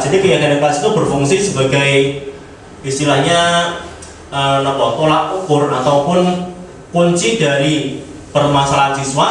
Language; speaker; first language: Indonesian; native; Indonesian